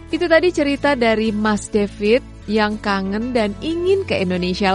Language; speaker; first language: Indonesian; native; Indonesian